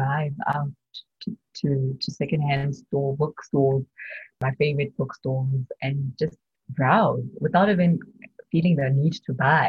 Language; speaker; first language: English; non-native, local second language; Tswana